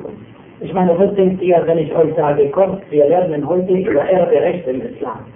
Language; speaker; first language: German; non-native, fluent; Arabic